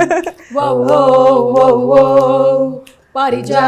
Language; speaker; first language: Telugu; native; Telugu